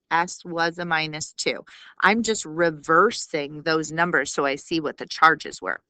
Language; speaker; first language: English; native; English